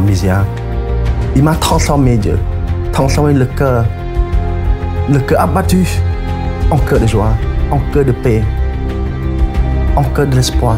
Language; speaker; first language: French; non-native, fluent; Khmer